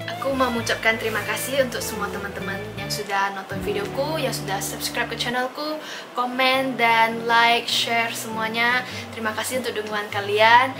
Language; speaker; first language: Indonesian; non-native, local second language; Min Nan Chinese